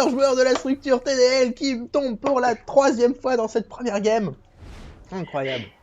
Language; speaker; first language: French; native; French